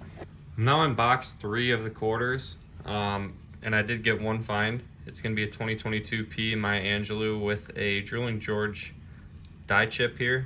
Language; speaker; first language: English; native; English